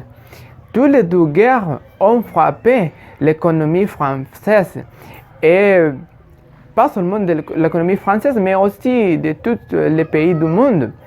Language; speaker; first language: French; non-native, fluent; Spanish